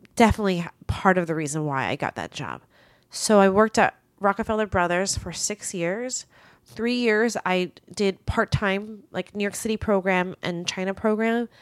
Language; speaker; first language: English; early bilingual, other home language; Chinese